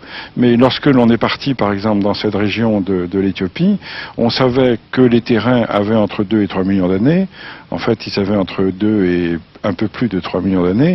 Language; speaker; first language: French; native; French